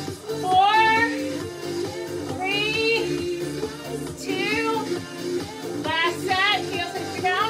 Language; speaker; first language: English; native; English